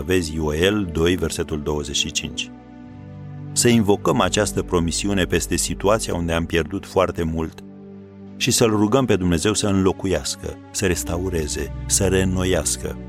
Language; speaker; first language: Romanian; native; Romanian